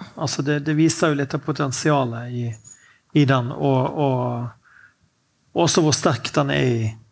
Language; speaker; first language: Norwegian; native; Norwegian